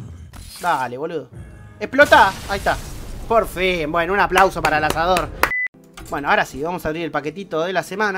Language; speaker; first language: Spanish; native; Spanish